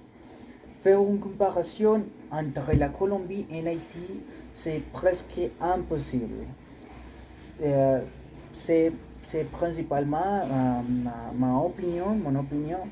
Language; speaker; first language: French; non-native, learner; Spanish